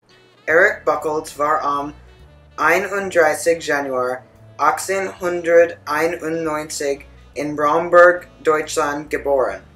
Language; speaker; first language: German; non-native, learner; English